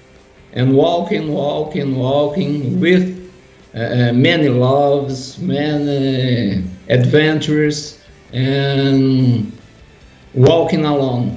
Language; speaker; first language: English; non-native, learner; Portuguese